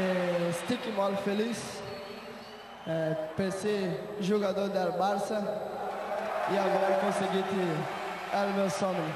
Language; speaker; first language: Spanish; non-native, learner; Portuguese